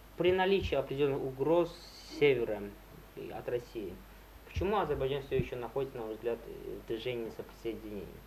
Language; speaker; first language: Russian; non-native, local second language; Azerbaijani